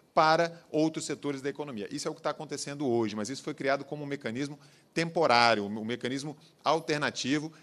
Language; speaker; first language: Portuguese; native; Portuguese